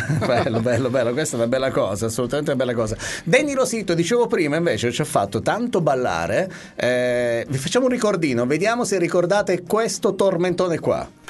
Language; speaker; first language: Italian; native; Italian